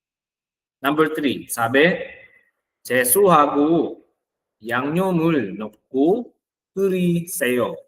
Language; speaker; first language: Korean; non-native, fluent; Filipino